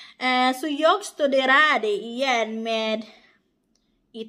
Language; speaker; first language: Swedish; non-native, learner; Filipino